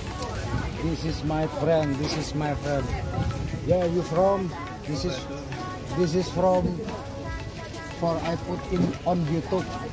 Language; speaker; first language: English; non-native, learner; Indonesian